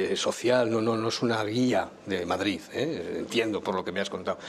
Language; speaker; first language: Spanish; native; Spanish